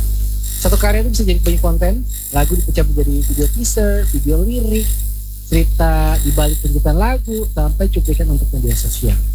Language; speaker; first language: Indonesian; native; Indonesian